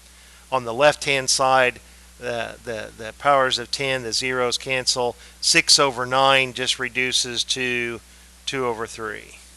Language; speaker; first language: English; native; English